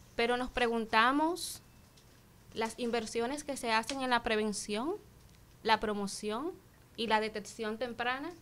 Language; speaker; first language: Spanish; native; Spanish